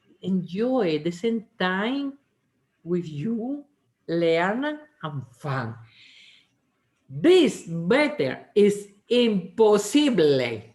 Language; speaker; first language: English; non-native, learner; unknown